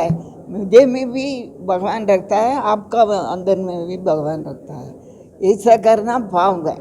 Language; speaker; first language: Hindi; non-native, local second language; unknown